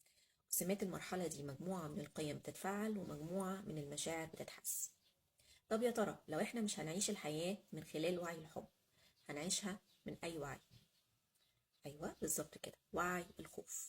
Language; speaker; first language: Arabic; native; Arabic